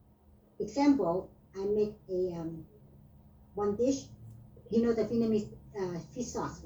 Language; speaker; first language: English; non-native, learner; Vietnamese